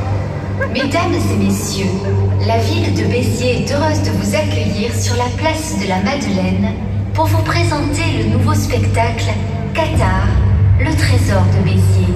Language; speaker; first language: French; native; French